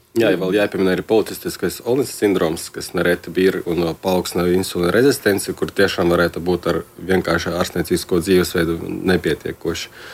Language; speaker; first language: Latvian; non-native, local second language; Russian